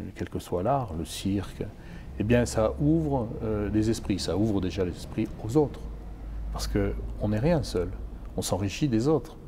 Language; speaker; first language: French; native; French